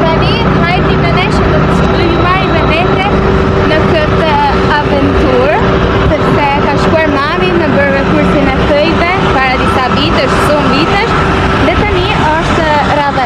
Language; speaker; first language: Albanian; early bilingual, heritage; Albanian